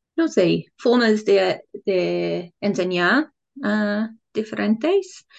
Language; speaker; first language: Spanish; non-native, fluent; English